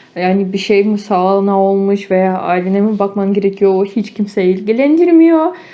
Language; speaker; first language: Turkish; non-native, fluent; Ukrainian